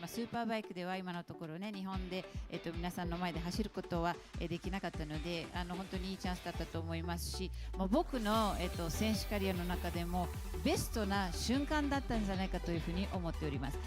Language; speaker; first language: Japanese; native; Japanese